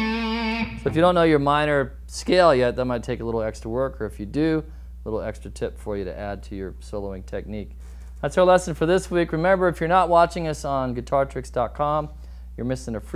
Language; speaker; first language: English; native; English